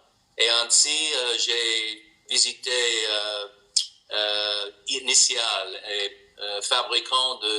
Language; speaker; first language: French; non-native, learner; English